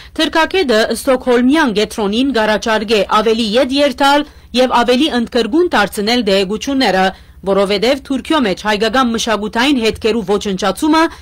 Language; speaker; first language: Armenian; early bilingual, heritage; Armenian